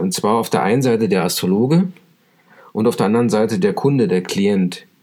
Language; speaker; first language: German; native; German